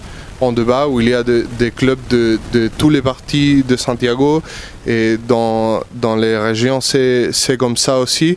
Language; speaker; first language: French; non-native, fluent; Spanish